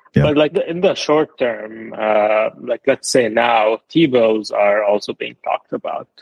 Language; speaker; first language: English; non-native, fluent; Arabic